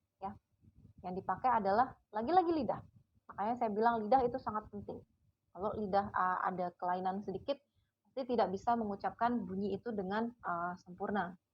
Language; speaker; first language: Indonesian; native; Indonesian